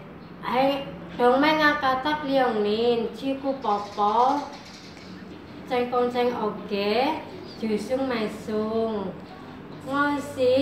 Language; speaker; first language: Cantonese; non-native, learner; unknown